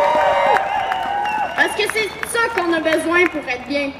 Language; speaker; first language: French; native; French